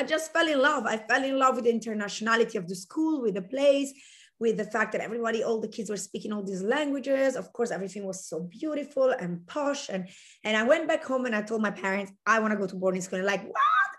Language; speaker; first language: English; non-native, fluent; Italian